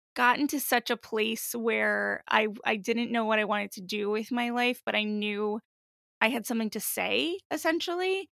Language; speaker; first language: English; native; English